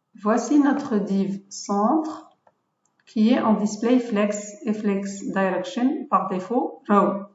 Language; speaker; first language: French; non-native, local second language; Arabic